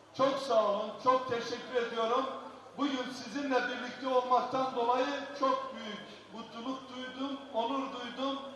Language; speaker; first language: Turkish; non-native, local second language; Kurdish